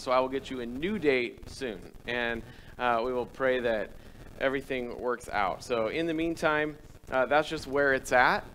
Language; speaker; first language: English; native; English